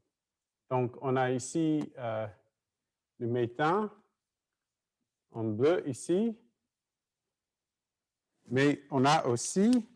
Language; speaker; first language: French; non-native, fluent; English